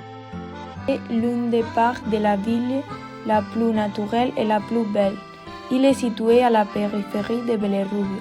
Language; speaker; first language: French; non-native, learner; Spanish